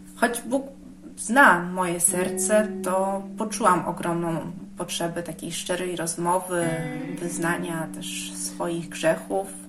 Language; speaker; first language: Polish; early bilingual, heritage; Polish